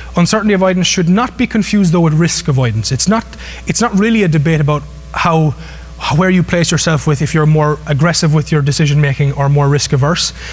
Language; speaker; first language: English; native; English